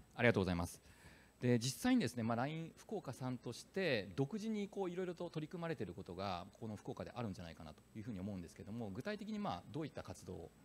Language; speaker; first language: Japanese; native; Japanese